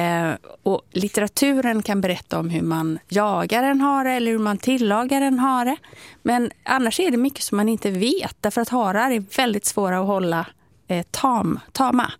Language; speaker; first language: Swedish; native; Swedish